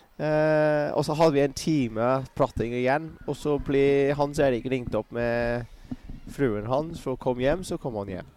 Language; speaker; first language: Norwegian; non-native, fluent; English